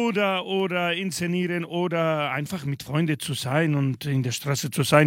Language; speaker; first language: German; non-native, fluent; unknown